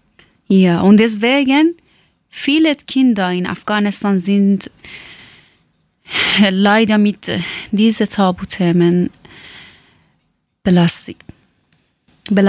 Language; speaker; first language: German; non-native, learner; Persian